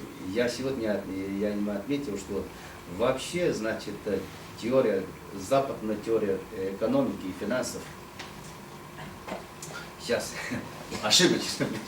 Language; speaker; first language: Russian; non-native, fluent; Chinese